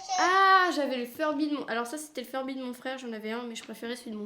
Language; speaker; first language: French; native; French